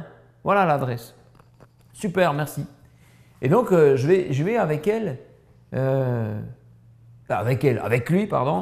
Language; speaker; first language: French; native; French